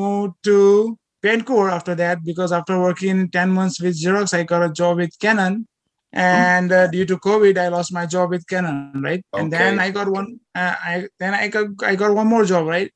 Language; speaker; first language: English; non-native, local second language; Gujarati